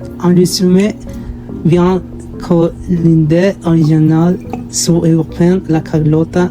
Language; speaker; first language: French; non-native, learner; Spanish